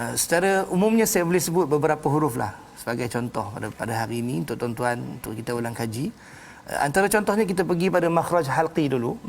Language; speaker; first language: Malay; native; Malay